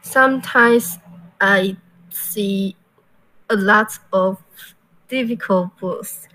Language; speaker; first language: English; non-native, learner; Chinese